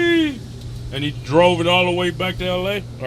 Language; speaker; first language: English; native; English